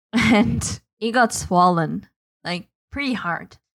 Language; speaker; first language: English; non-native, fluent; Portuguese